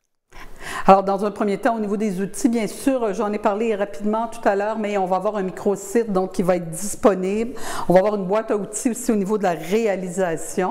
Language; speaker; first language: French; native; French